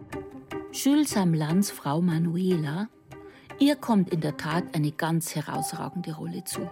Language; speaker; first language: German; native; German